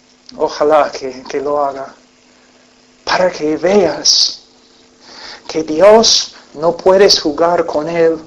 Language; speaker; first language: Spanish; non-native, fluent; English